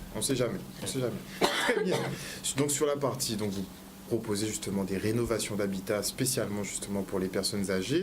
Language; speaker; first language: French; native; French